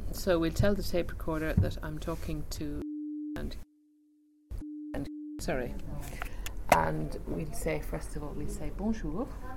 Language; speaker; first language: English; native; English